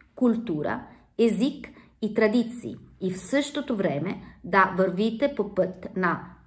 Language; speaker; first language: Bulgarian; non-native, learner; Italian